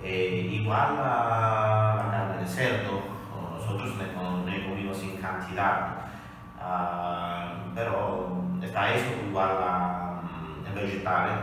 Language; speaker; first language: Spanish; non-native, learner; Italian